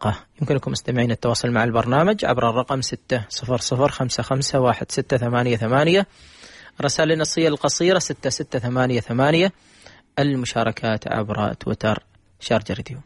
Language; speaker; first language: Arabic; native; Arabic